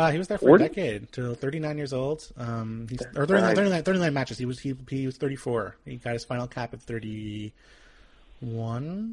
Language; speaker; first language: English; native; English